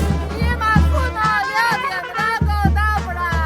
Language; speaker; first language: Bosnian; non-native, learner; Chinese